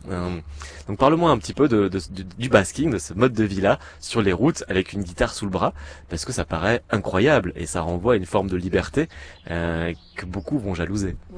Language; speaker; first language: French; native; French